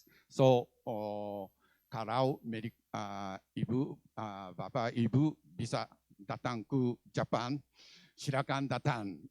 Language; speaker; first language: Indonesian; non-native, learner; Japanese